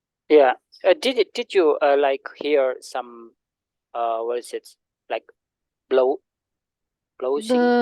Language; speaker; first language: English; non-native, learner; Indonesian